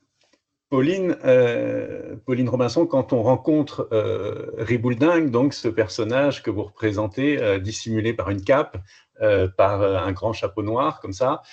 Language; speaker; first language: French; native; French